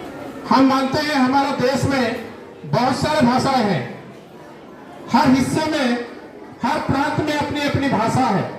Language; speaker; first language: Hindi; non-native, local second language; Odia